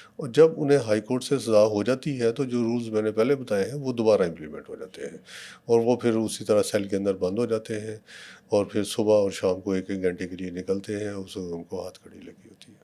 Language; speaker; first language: Urdu; non-native, local second language; Punjabi